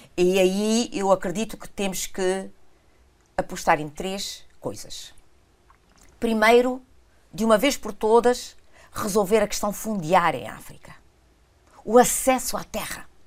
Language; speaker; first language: Portuguese; non-native, local second language; Kabuverdianu